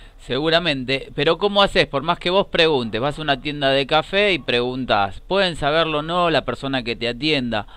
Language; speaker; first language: Spanish; native; Spanish